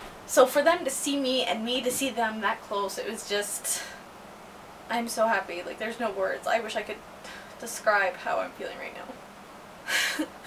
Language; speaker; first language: English; native; English